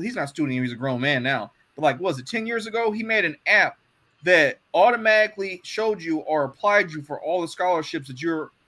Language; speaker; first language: English; native; English